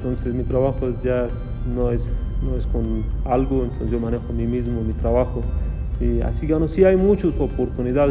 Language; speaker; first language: Spanish; non-native, fluent; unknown